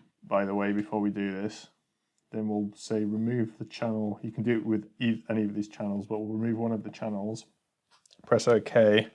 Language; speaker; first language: English; native; English